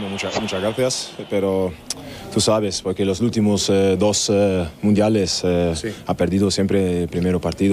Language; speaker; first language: Spanish; non-native, learner; German